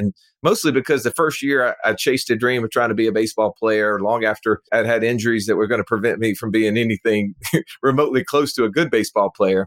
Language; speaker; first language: English; native; English